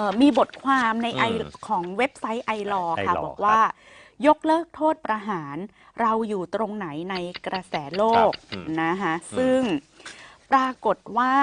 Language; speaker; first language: Thai; native; Thai